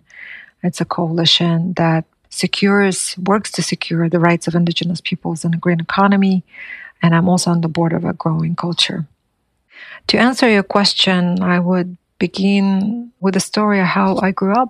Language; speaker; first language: English; non-native, fluent; Buriat